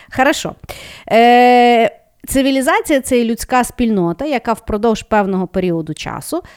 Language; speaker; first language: Ukrainian; non-native, local second language; Russian